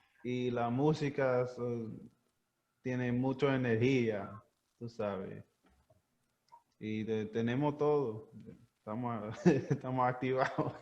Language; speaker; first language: Spanish; early bilingual, heritage; Spanish